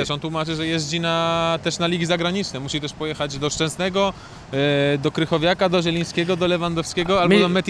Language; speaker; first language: Polish; native; Polish